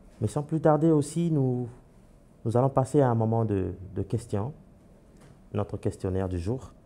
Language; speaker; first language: French; non-native, local second language; Wolof